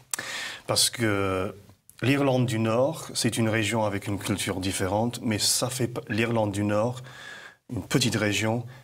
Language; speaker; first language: French; non-native, fluent; English